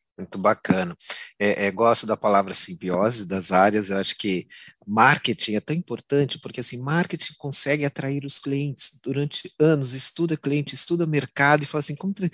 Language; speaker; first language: Portuguese; native; Portuguese